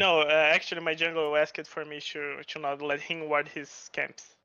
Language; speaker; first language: English; non-native, fluent; Portuguese